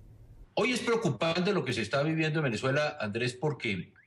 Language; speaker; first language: Spanish; native; Spanish